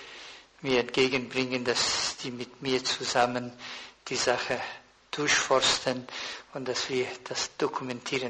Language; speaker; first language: German; non-native, fluent; Persian